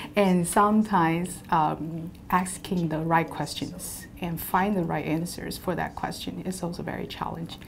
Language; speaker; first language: English; non-native, fluent; Chinese